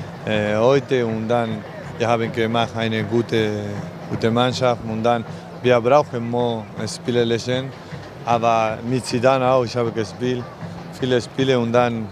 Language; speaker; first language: German; non-native, learner; Spanish